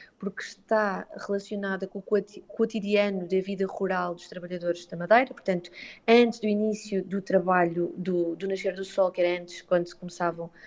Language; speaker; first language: Portuguese; native; Portuguese